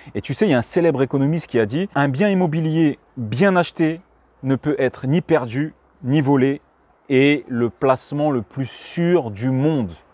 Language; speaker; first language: French; native; French